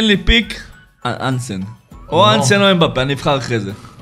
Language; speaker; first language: Hebrew; native; Hebrew